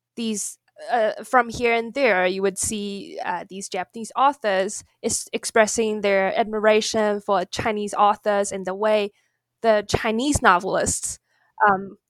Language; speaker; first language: English; non-native, fluent; Chinese